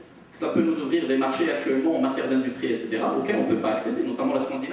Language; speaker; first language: French; non-native, local second language; Arabic